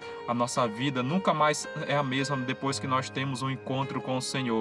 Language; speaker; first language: Portuguese; native; Portuguese